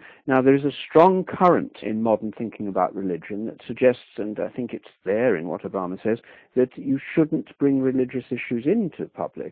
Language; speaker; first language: English; native; English